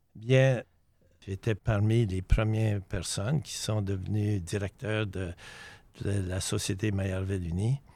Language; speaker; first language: French; native; French